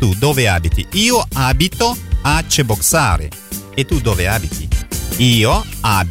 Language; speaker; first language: Italian; non-native, fluent; Russian